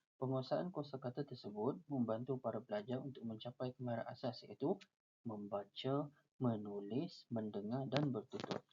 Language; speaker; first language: Malay; native; Malay